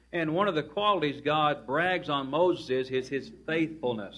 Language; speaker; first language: English; native; English